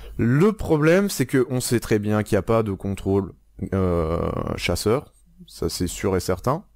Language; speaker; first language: French; native; French